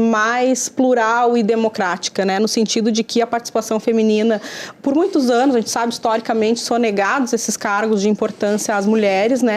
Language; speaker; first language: Portuguese; native; Portuguese